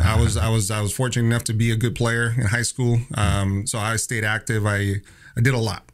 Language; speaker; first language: English; native; English